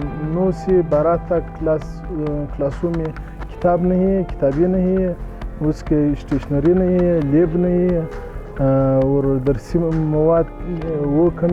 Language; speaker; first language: Hindi; non-native, learner; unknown